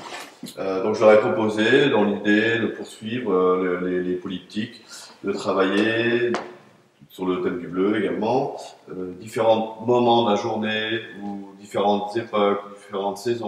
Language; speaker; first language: French; native; French